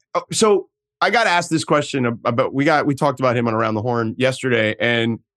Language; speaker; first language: English; native; English